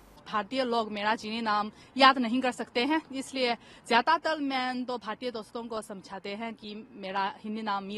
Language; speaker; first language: Hindi; non-native, fluent; Chinese